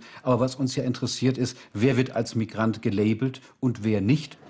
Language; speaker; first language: German; native; German